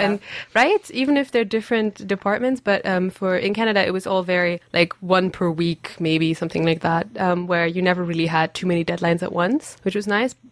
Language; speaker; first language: English; non-native, fluent; German